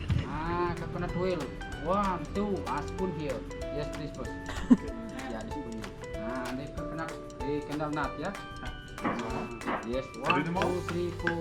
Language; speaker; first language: English; non-native, learner; Indonesian